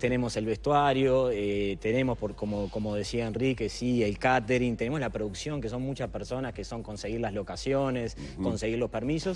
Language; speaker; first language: Spanish; native; Spanish